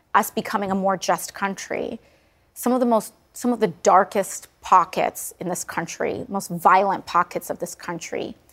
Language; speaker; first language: English; native; English